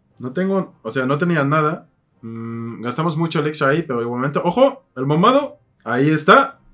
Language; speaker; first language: Spanish; non-native, fluent; Dutch